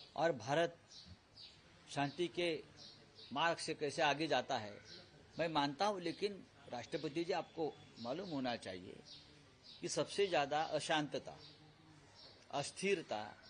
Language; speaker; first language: Hindi; non-native, local second language; Marathi